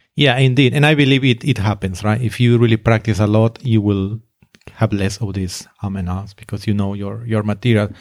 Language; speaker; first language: English; non-native, fluent; Spanish